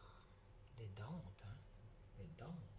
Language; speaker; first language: English; non-native, learner; Vietnamese